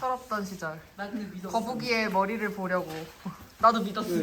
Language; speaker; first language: Korean; native; Korean